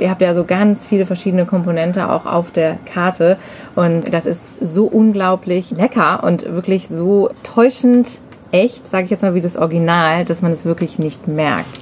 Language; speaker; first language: German; native; German